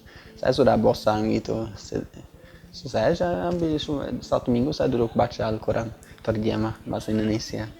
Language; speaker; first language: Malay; non-native, fluent; Swedish